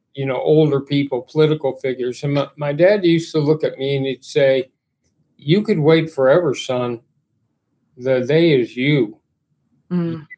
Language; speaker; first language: English; native; English